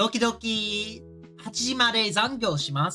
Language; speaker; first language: Japanese; non-native, learner; English